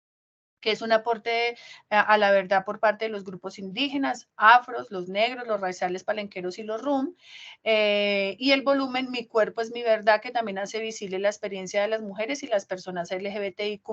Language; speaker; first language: Spanish; native; Spanish